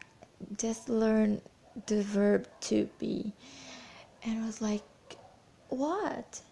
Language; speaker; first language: English; non-native, fluent; Portuguese